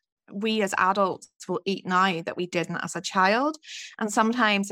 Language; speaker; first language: English; native; English